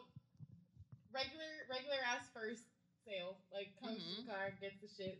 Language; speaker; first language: English; native; English